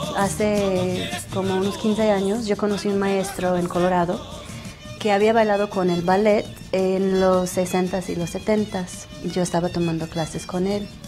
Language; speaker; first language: Spanish; early bilingual, heritage; Spanish